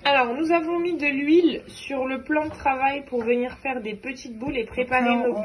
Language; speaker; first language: French; early bilingual, other home language; Arabic